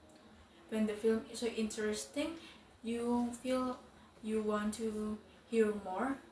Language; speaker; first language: English; non-native, fluent; Indonesian